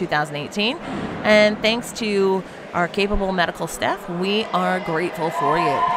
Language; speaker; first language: English; native; English